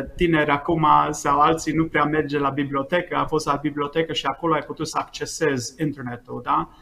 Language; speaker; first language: Romanian; early bilingual, heritage; Romanian